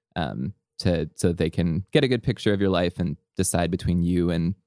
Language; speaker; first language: English; native; English